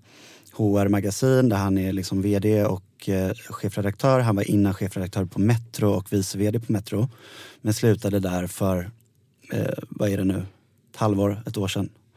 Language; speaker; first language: Swedish; native; Swedish